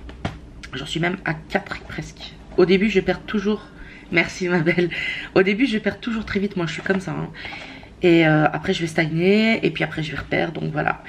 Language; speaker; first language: French; native; French